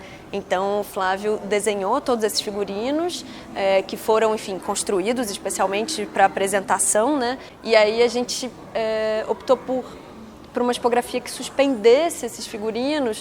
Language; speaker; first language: Portuguese; native; Portuguese